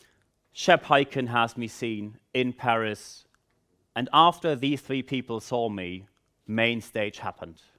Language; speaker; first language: English; non-native, fluent; German